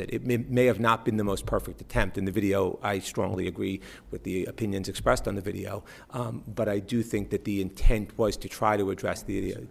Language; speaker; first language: English; native; English